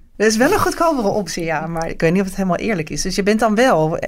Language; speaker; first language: Dutch; native; Dutch